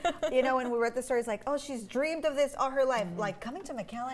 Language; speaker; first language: English; native; English